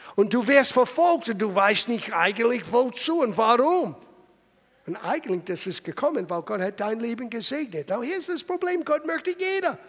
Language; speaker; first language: German; non-native, fluent; English